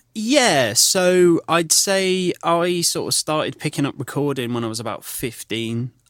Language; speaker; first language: English; native; English